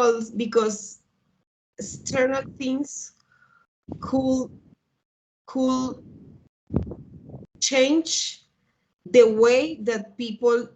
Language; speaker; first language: English; non-native, learner; Spanish